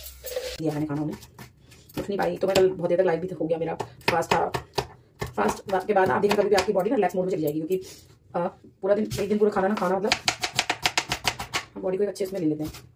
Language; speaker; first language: Hindi; native; Hindi